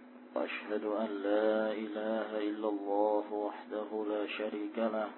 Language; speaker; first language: Arabic; non-native, fluent; Indonesian